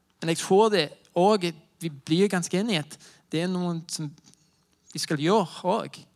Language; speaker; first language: Norwegian; non-native, fluent; English